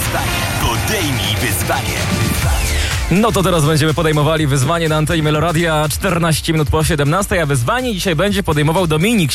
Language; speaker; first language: Polish; native; Polish